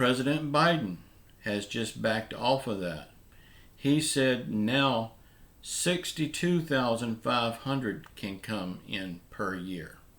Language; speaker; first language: English; native; English